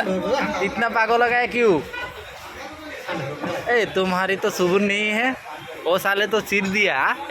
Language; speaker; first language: Hindi; non-native, learner; Bangla